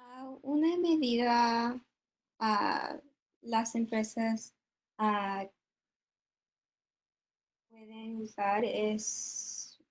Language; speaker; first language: Spanish; non-native, learner; English